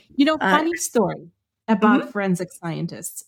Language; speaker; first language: English; non-native, fluent; Ukrainian